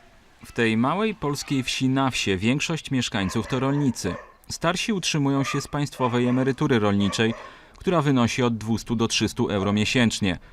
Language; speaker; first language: Polish; native; Polish